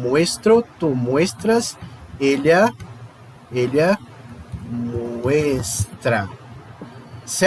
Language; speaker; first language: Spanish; non-native, fluent; Portuguese